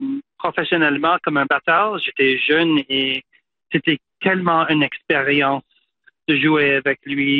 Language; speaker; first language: French; non-native, fluent; English